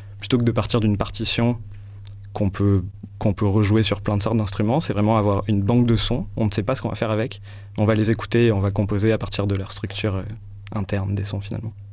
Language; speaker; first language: French; native; French